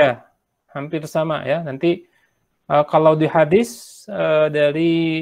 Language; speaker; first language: Indonesian; native; Indonesian